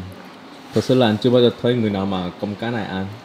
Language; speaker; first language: Vietnamese; non-native, fluent; Korean